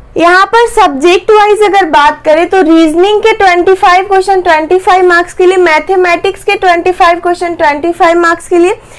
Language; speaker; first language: Hindi; native; Hindi